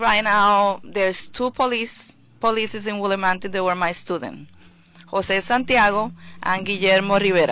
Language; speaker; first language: English; non-native, fluent; Spanish